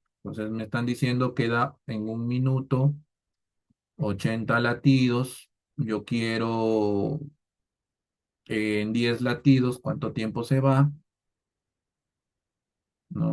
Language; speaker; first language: Spanish; native; Spanish